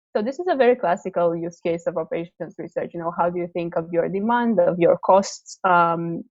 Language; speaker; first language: English; non-native, fluent; Romanian